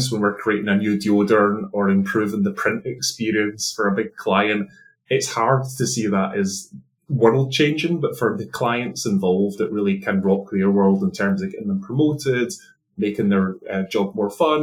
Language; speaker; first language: English; native; English